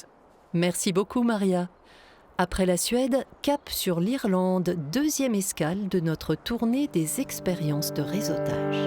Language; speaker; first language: French; native; French